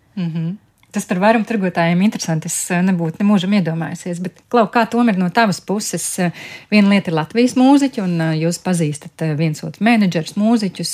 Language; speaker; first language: Latvian; native; Latvian